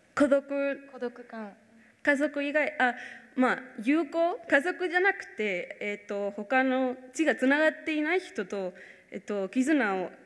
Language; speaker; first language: Japanese; non-native, fluent; Spanish